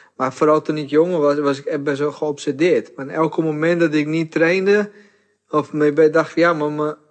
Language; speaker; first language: Dutch; early bilingual, other home language; Portuguese